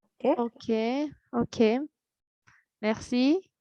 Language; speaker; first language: French; non-native, fluent; Spanish